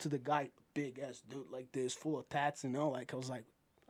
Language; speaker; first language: English; non-native, fluent; Portuguese